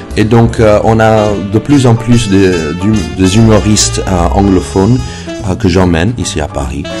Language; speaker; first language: French; non-native, fluent; English